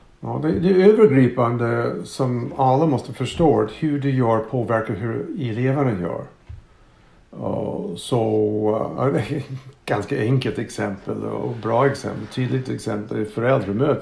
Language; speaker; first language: Swedish; non-native, fluent; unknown